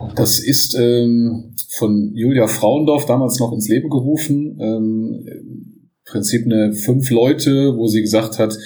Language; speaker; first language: German; native; German